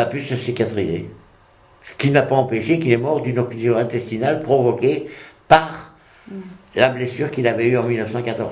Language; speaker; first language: French; native; French